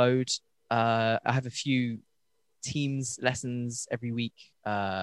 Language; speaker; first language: English; native; English